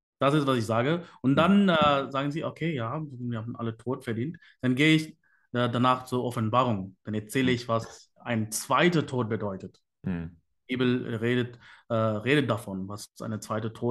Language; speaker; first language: German; non-native, fluent; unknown